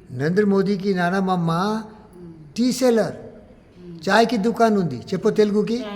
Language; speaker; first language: Telugu; non-native, learner; Hindi